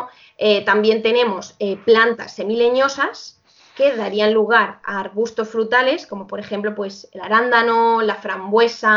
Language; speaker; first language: Spanish; native; Spanish